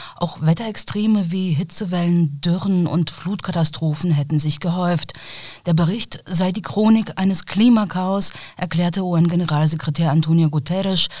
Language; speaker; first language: German; native; German